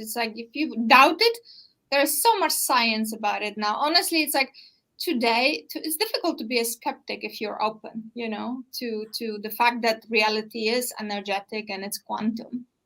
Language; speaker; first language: English; non-native, fluent; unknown